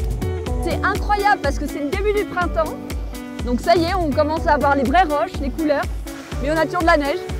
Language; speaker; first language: French; native; French